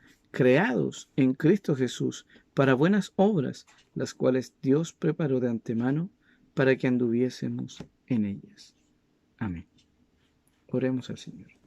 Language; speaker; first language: Spanish; native; Spanish